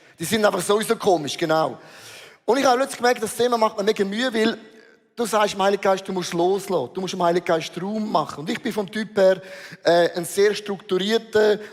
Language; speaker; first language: German; native; German